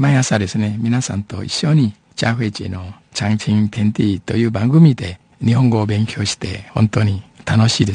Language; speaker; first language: Japanese; non-native, fluent; Chinese